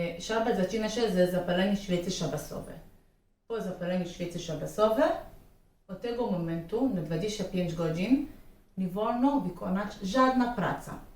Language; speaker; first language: Polish; non-native, learner; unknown